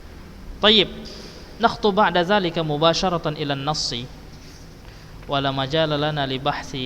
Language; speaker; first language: Arabic; non-native, fluent; Indonesian